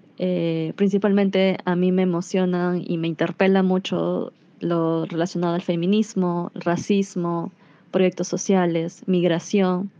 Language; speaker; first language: Spanish; native; Spanish